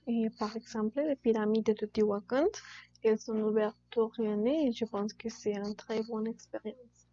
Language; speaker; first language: French; non-native, learner; Spanish